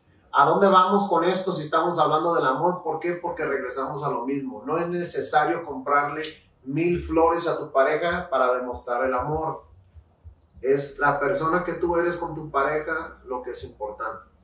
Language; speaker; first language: Spanish; early bilingual, heritage; Spanish